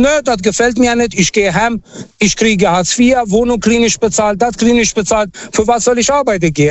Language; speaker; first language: German; non-native, fluent; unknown